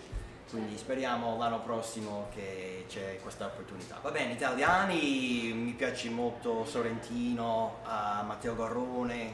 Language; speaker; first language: Italian; non-native, learner; English